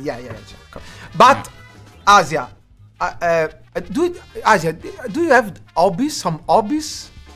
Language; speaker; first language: English; non-native, learner; Italian